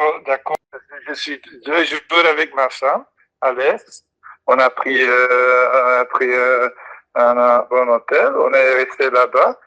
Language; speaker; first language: French; non-native, learner; Dutch